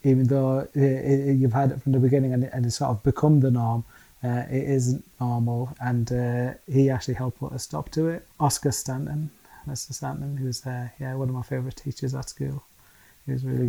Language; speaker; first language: English; native; English